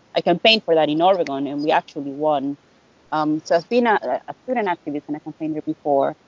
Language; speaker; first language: English; non-native, fluent; Spanish